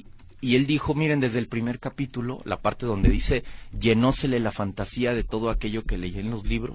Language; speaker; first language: Spanish; native; Spanish